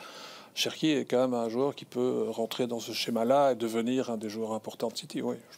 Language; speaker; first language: French; native; French